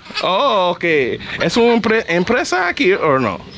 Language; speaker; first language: Spanish; non-native, learner; English